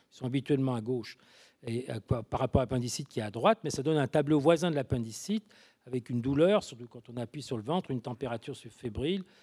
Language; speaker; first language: French; native; French